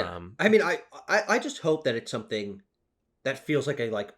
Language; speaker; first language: English; native; English